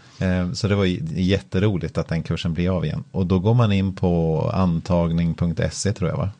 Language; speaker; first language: Swedish; native; Swedish